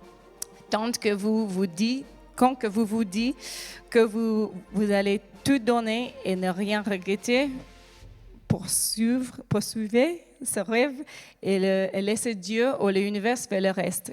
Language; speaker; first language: French; non-native, learner; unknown